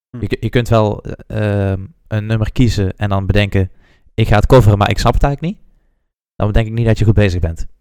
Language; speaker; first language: Dutch; native; Dutch